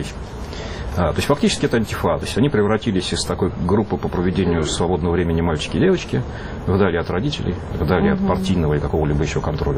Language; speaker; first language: Russian; native; Russian